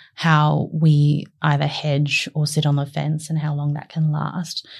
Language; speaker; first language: English; native; English